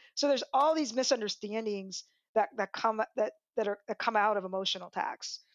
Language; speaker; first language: English; native; English